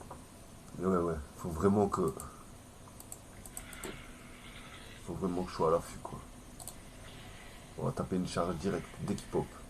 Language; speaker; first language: French; native; French